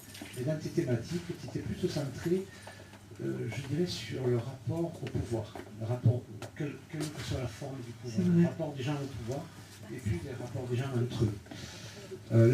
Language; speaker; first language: French; native; French